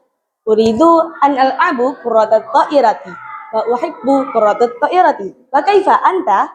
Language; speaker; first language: Arabic; non-native, learner; Indonesian